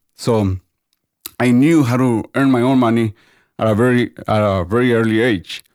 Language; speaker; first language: English; non-native, fluent; Spanish